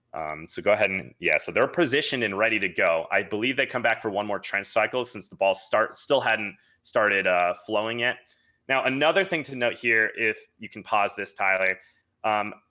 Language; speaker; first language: English; native; English